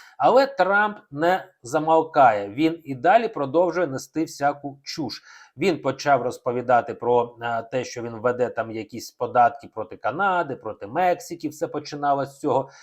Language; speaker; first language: Ukrainian; non-native, local second language; Russian